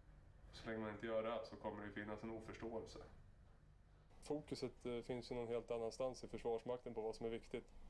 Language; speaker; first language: Swedish; native; Swedish